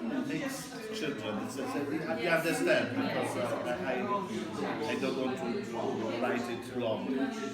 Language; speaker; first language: English; non-native, learner; Polish